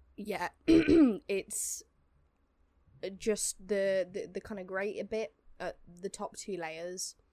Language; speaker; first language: English; native; English